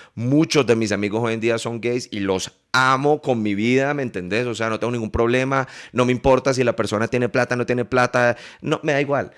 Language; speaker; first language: Spanish; early bilingual, heritage; English